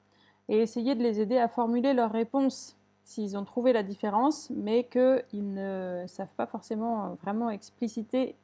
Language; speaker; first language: French; native; French